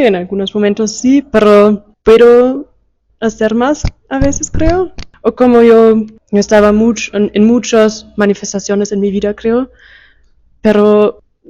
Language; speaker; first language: Spanish; non-native, fluent; German